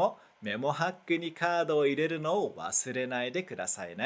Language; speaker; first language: Japanese; non-native, fluent; Portuguese